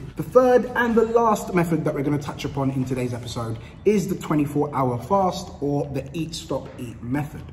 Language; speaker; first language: English; native; English